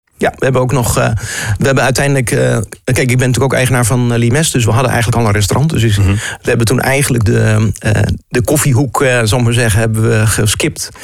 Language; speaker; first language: Dutch; native; Dutch